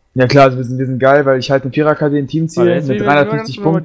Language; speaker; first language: German; native; German